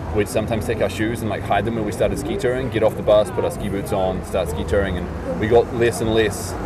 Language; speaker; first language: English; native; English